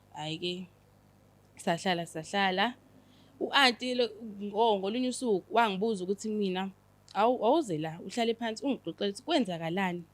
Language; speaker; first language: Zulu; native; Zulu